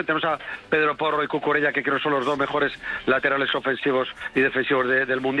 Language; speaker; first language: Spanish; native; Spanish